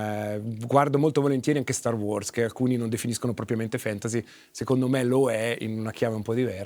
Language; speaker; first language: Italian; native; Italian